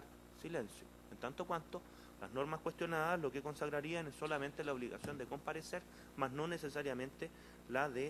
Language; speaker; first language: Spanish; native; Spanish